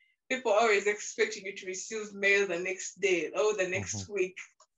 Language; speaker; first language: English; non-native, local second language; Ganda